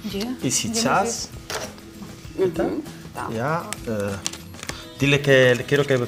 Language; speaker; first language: Russian; non-native, learner; Spanish